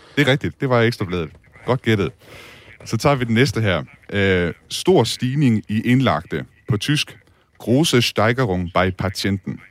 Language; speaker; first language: Danish; native; Danish